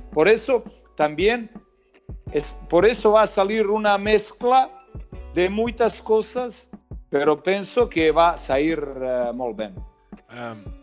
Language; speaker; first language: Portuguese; non-native, learner; Croatian